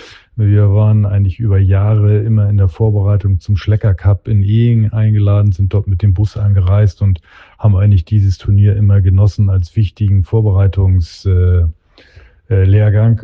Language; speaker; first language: German; native; German